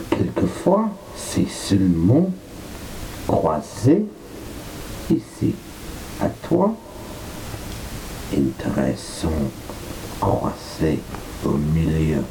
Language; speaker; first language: French; non-native, learner; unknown